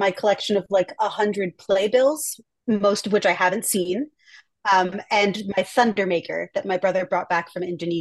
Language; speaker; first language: English; native; English